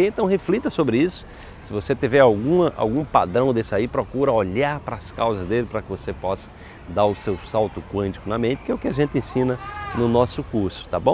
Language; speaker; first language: Portuguese; native; Portuguese